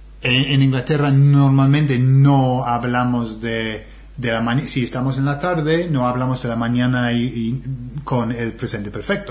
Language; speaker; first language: Spanish; non-native, fluent; English